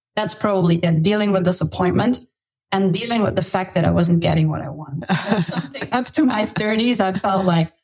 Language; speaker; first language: English; non-native, fluent; Dutch